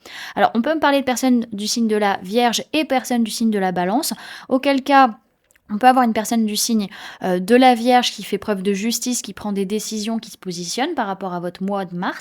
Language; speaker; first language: French; native; French